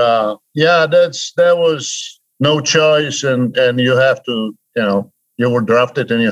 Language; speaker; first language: English; non-native, fluent; Polish